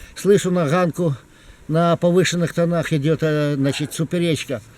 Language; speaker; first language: Russian; non-native, local second language; Ukrainian